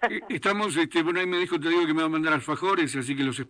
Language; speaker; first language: Spanish; native; Spanish